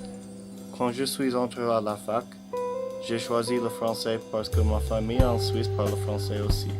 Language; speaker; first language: French; non-native, learner; English